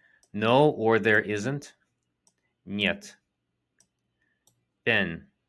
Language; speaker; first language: English; native; English